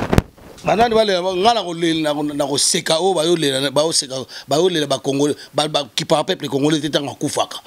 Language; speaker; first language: French; non-native, local second language; Lingala